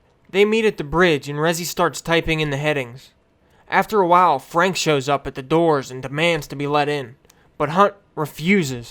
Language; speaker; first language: English; native; English